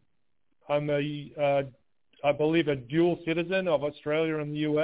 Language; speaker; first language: English; native; English